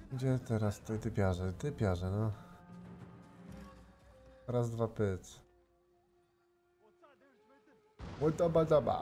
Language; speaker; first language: Polish; native; Polish